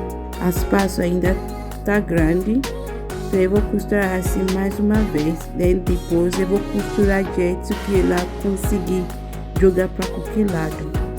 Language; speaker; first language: Portuguese; non-native, learner; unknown